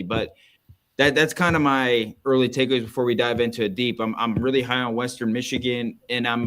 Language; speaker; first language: English; native; English